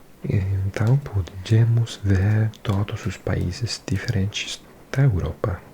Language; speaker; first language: Portuguese; non-native, learner; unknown